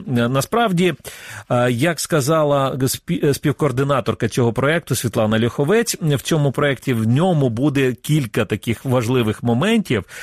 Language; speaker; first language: Ukrainian; native; Ukrainian